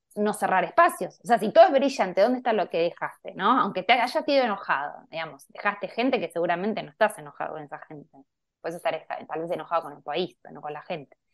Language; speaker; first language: Spanish; native; Spanish